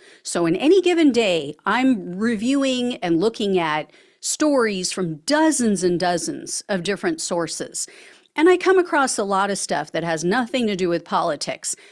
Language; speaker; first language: English; native; English